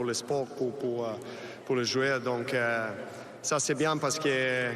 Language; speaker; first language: French; non-native, learner; Serbian